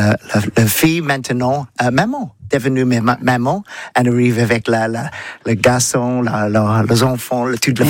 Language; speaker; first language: French; non-native, learner; English